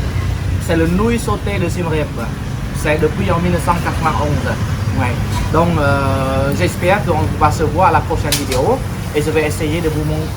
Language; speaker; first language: French; non-native, fluent; Khmer